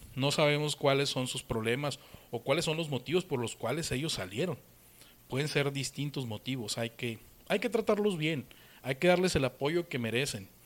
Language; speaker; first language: Spanish; native; Spanish